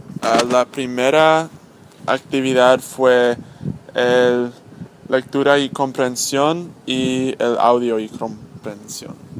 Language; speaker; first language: Spanish; non-native, learner; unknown